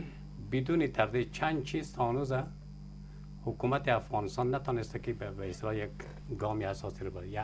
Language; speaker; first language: Persian; native; Persian